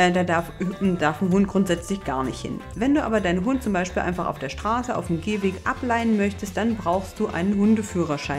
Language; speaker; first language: German; native; German